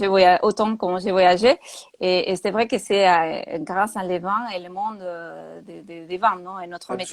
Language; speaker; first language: French; non-native, fluent; Spanish